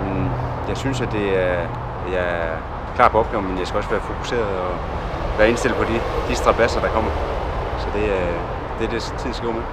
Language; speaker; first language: Danish; native; Danish